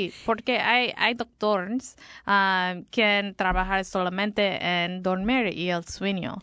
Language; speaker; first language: Spanish; non-native, learner; English